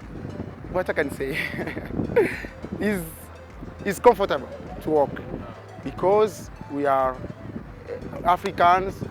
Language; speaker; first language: English; non-native, learner; French